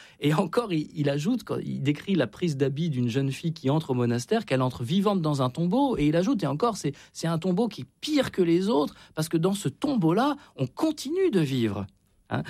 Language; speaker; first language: French; native; French